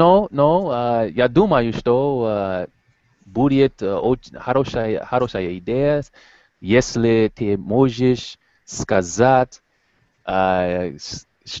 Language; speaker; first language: Russian; non-native, learner; English